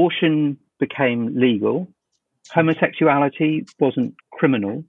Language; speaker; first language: English; native; English